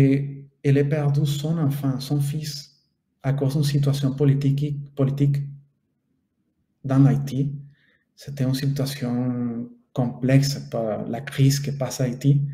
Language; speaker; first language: French; non-native, fluent; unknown